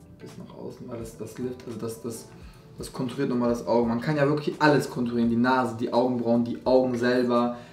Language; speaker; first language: German; early bilingual, other home language; Albanian